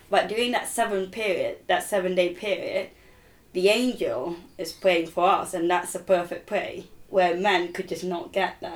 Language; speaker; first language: English; non-native, local second language; Malay